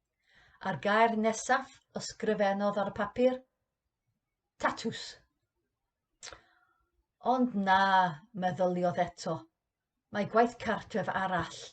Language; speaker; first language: Welsh; non-native, learner; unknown